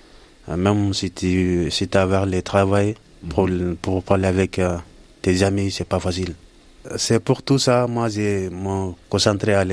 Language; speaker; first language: French; non-native, learner; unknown